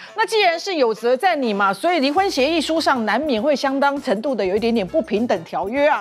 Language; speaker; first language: Chinese; native; Chinese